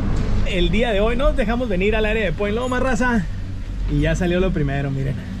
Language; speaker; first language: Spanish; native; Spanish